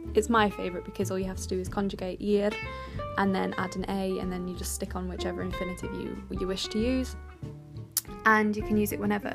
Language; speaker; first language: English; native; English